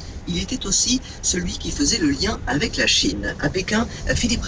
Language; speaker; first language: French; native; French